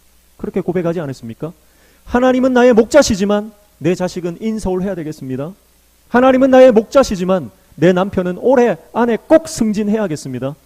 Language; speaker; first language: Korean; native; Korean